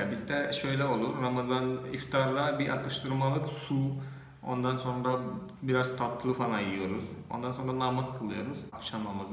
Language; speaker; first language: Turkish; non-native, fluent; Malayalam